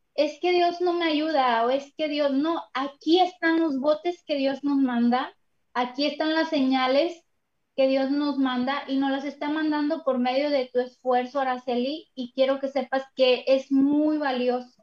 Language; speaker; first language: Spanish; native; Spanish